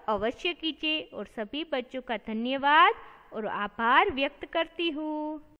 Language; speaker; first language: Hindi; non-native, local second language; Gujarati